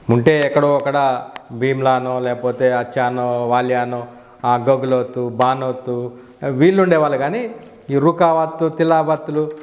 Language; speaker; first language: Telugu; native; Telugu